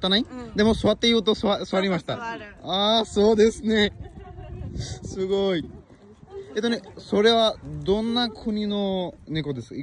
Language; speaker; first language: Japanese; non-native, learner; Bangla